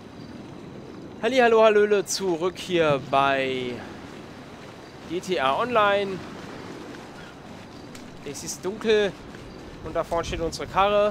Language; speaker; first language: German; native; German